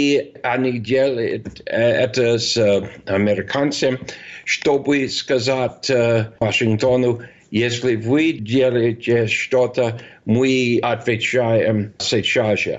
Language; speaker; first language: Russian; non-native, fluent; English